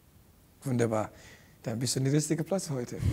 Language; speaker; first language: German; non-native, learner; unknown